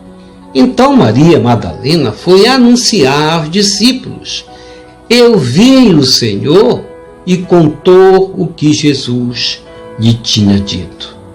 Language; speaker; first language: Portuguese; native; Portuguese